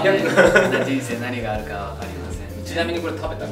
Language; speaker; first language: Japanese; native; Japanese